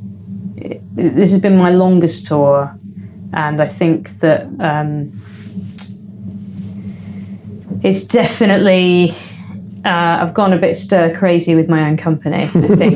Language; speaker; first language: English; native; English